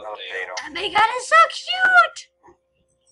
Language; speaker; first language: English; native; English